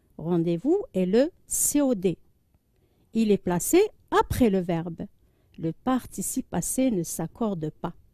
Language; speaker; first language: French; non-native, local second language; Arabic